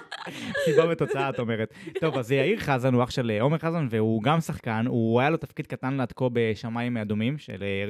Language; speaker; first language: Hebrew; native; Hebrew